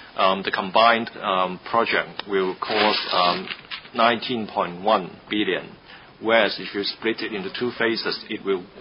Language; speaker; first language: English; non-native, local second language; Cantonese